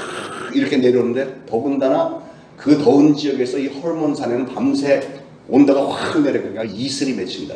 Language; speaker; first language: Korean; native; Korean